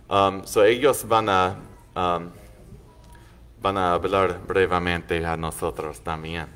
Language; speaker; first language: Spanish; non-native, fluent; English